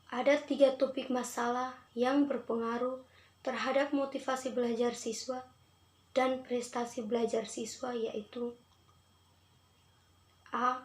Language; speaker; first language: Indonesian; non-native, local second language; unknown